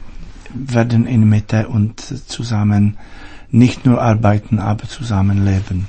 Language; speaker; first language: German; non-native, fluent; Czech